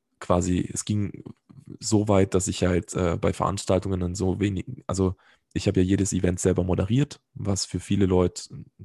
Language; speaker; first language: German; native; German